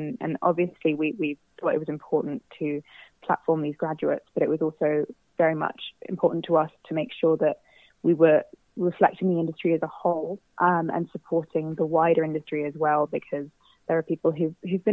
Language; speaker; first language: English; native; English